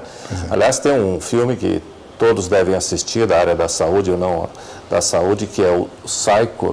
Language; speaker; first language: Portuguese; native; Portuguese